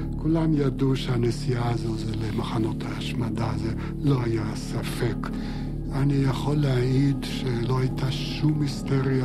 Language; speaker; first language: Hebrew; non-native, fluent; Yiddish